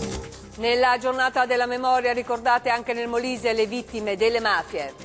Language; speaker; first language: Italian; native; Italian